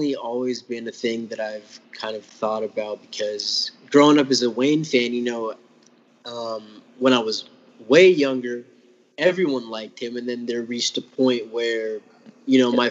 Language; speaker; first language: English; native; English